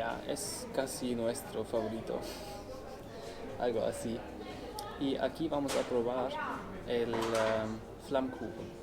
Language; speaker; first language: Spanish; non-native, learner; German